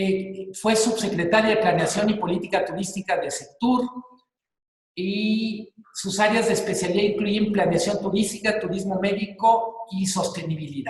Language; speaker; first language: Spanish; native; Spanish